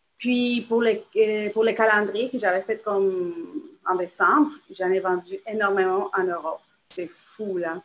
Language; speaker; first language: French; non-native, fluent; Spanish